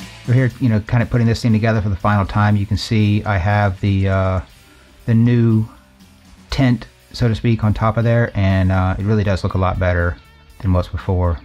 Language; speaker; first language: English; native; English